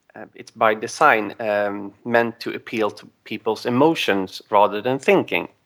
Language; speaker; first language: English; non-native, fluent; Swedish